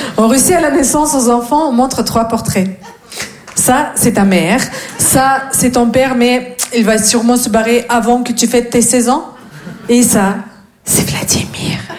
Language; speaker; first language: French; non-native, fluent; Russian